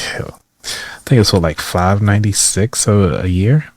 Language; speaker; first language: English; native; English